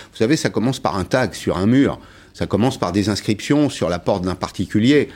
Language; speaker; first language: French; native; French